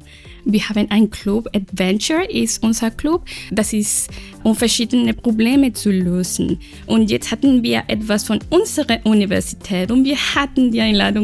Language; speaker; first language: German; non-native, learner; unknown